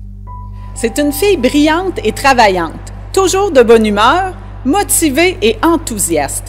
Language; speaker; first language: French; native; French